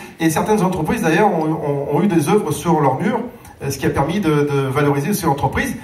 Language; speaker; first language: French; native; French